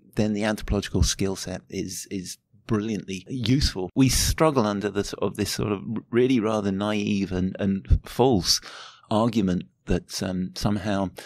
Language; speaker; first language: English; native; English